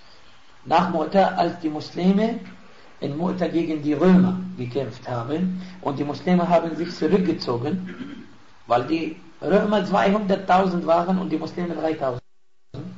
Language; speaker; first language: German; non-native, fluent; Arabic